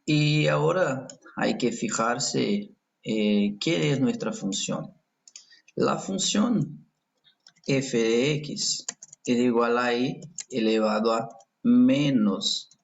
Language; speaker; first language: Spanish; non-native, fluent; Portuguese